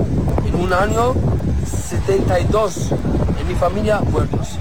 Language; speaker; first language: Spanish; non-native, learner; Arabic